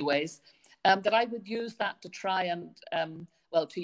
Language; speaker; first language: English; native; English